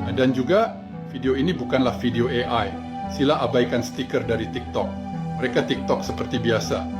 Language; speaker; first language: Malay; non-native, learner; French